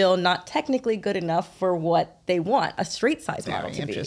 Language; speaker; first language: English; native; English